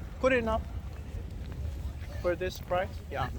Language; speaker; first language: English; non-native, fluent; Korean